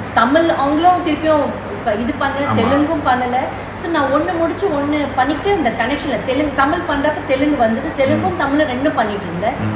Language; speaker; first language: Tamil; non-native, local second language; Telugu